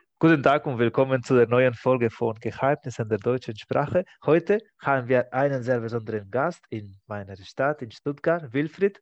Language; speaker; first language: German; non-native, fluent; Spanish